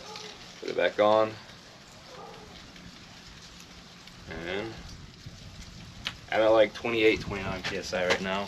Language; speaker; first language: English; native; English